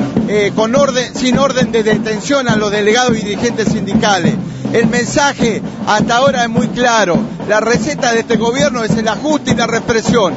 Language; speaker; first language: Spanish; native; Spanish